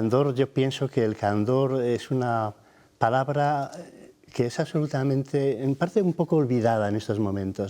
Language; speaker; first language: Spanish; native; Spanish